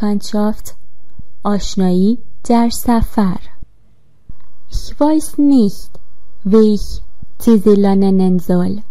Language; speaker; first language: German; non-native, fluent; Persian